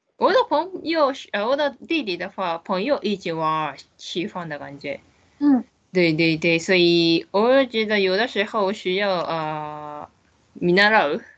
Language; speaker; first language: Chinese; non-native, learner; Japanese